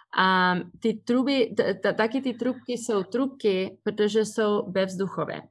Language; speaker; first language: Czech; early bilingual, heritage; Czech